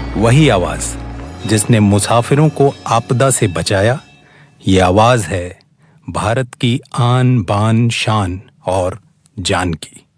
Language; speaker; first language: Hindi; native; Hindi